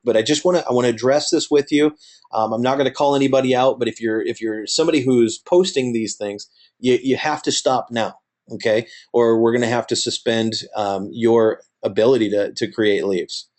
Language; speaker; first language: English; native; English